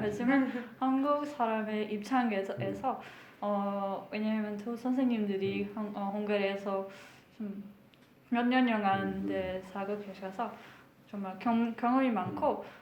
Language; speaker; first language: Korean; non-native, fluent; Hungarian